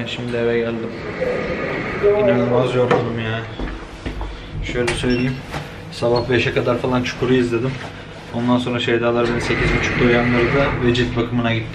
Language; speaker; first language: Turkish; native; Turkish